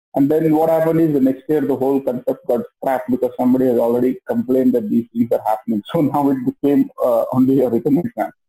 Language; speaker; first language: English; non-native, local second language; Kannada